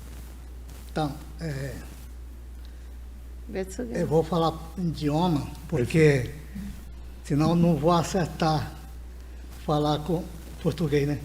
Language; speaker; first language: Portuguese; non-native, local second language; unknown